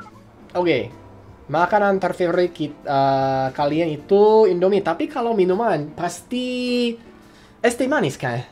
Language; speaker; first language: Indonesian; non-native, fluent; English